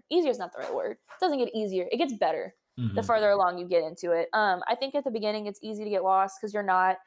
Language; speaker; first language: English; native; English